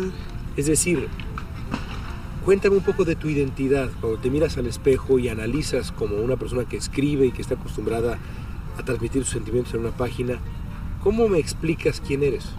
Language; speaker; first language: Spanish; native; Spanish